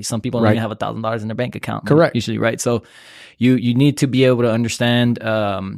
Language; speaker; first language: English; native; English